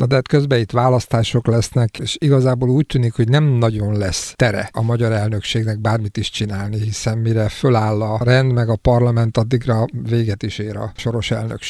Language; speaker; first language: Hungarian; native; Hungarian